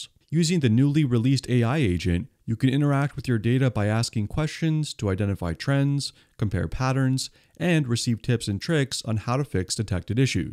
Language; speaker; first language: English; native; English